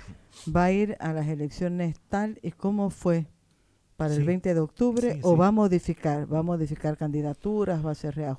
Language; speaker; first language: Spanish; native; Spanish